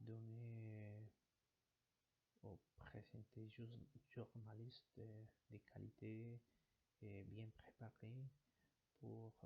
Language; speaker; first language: French; non-native, learner; Spanish